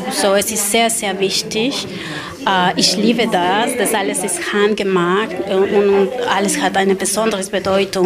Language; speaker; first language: German; non-native, learner; Spanish